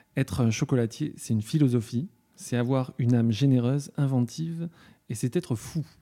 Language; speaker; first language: French; native; French